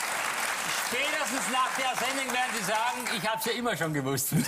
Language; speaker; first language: German; native; German